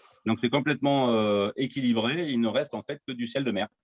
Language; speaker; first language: French; native; French